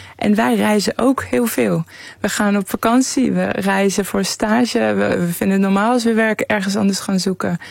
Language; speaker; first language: Dutch; early bilingual, other home language; Persian